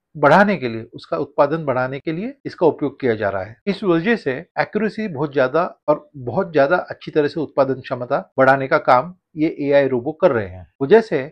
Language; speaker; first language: Hindi; non-native, local second language; Marathi